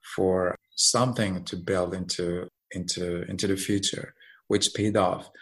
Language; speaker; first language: English; non-native, fluent; Arabic